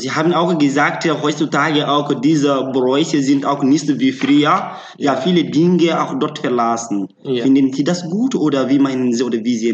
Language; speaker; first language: German; non-native, learner; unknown